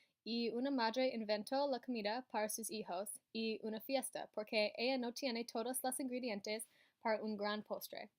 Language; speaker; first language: Spanish; non-native, learner; English